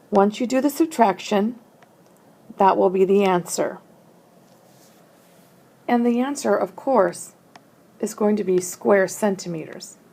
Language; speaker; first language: English; native; English